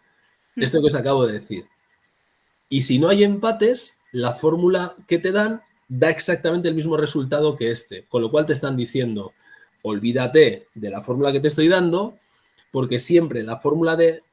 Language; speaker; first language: Spanish; native; Spanish